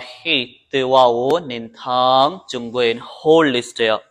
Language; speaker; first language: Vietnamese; non-native, learner; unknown